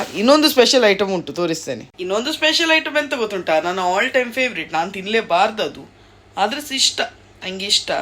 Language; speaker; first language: Kannada; non-native, local second language; Tulu